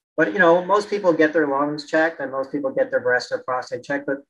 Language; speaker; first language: English; native; English